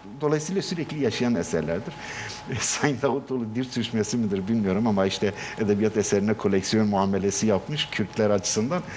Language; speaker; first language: Turkish; non-native, local second language; Kurdish